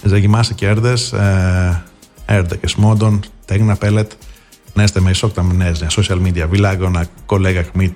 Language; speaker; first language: Hungarian; non-native, fluent; Greek